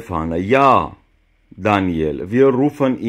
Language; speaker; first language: German; non-native, learner; Georgian